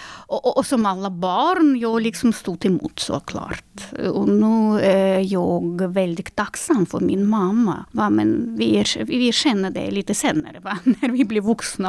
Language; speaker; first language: Swedish; non-native, fluent; Russian